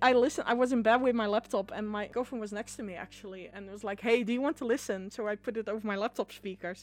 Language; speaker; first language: English; non-native, fluent; Dutch